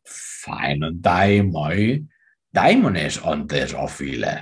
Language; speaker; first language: Greek; non-native, fluent; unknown